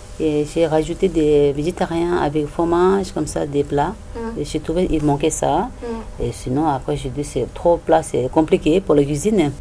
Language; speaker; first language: French; non-native, learner; Tibetan